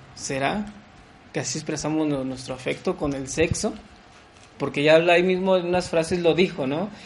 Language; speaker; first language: Spanish; early bilingual, heritage; French